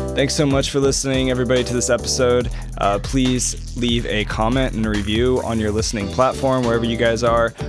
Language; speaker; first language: English; native; English